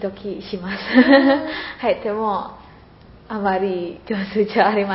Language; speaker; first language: Japanese; non-native, learner; Indonesian